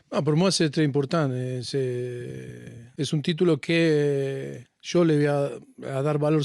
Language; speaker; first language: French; non-native, learner; Spanish